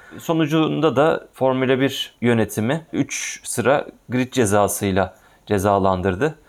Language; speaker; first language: Turkish; native; Turkish